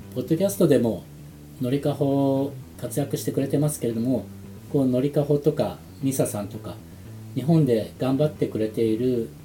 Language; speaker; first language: Japanese; native; Japanese